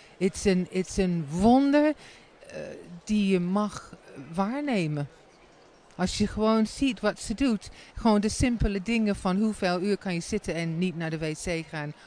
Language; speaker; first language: Dutch; non-native, fluent; English